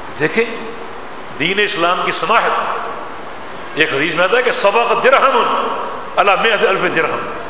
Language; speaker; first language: Urdu; non-native, local second language; Punjabi